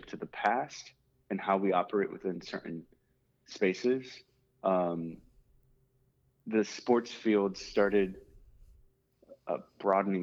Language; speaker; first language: English; native; English